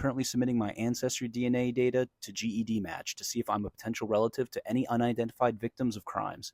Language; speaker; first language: English; native; English